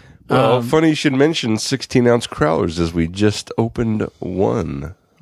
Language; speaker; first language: English; native; English